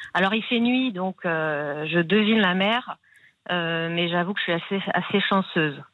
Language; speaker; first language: French; native; French